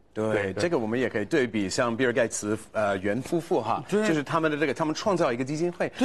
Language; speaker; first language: Chinese; non-native, fluent; English